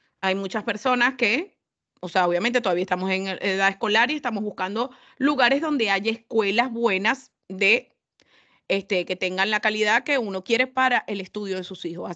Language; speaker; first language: Spanish; native; Spanish